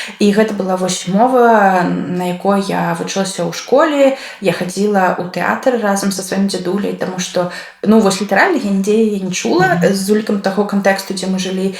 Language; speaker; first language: Belarusian; non-native, local second language; Russian